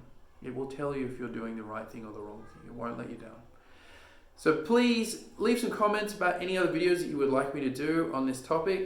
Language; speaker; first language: English; native; English